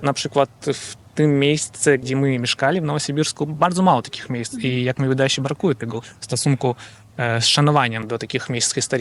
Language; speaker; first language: Polish; non-native, learner; Russian